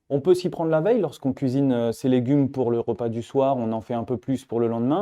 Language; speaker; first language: French; native; French